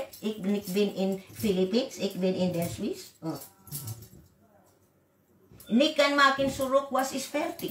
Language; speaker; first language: German; non-native, learner; Waray